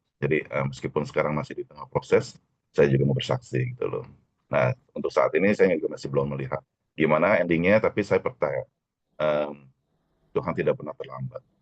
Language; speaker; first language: Indonesian; native; Indonesian